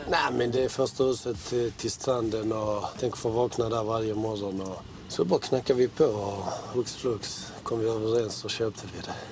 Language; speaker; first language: Swedish; early bilingual, other home language; Serbian